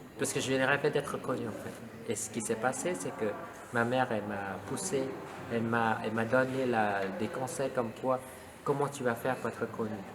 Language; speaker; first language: French; non-native, fluent; Lao